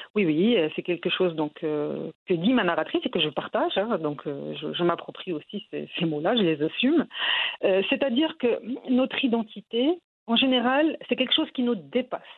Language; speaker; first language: French; non-native, local second language; Arabic